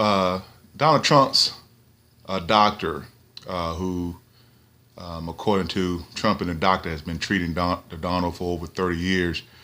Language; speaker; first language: English; native; English